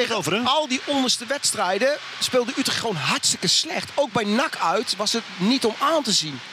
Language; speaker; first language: Dutch; native; Dutch